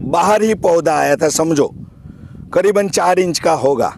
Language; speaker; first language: Hindi; non-native, local second language; Gujarati